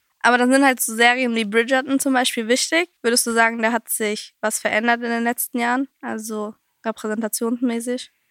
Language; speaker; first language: German; native; German